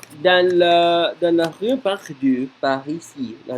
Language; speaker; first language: French; non-native, learner; Spanish